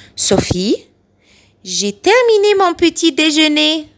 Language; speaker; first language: French; non-native, fluent; Arabic